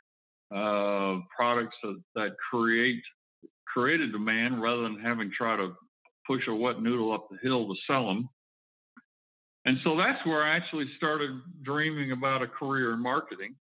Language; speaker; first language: English; native; English